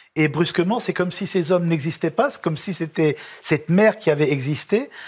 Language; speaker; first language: French; native; French